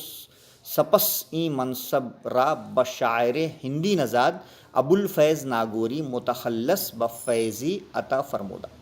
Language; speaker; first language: Persian; non-native, local second language; Urdu